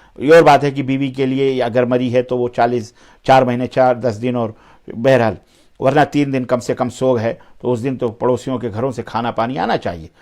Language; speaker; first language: Urdu; native; Urdu